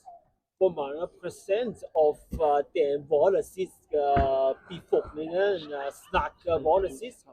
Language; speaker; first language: Norwegian; non-native, learner; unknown